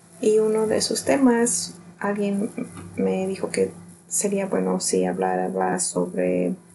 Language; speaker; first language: Spanish; early bilingual, heritage; Spanish